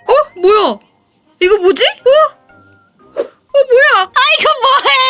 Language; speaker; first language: Korean; native; Korean